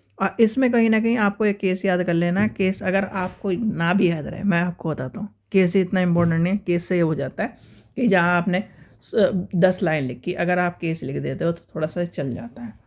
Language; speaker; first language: Hindi; native; Hindi